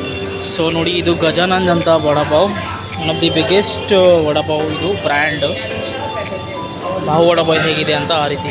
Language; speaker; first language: Kannada; early bilingual, heritage; Kannada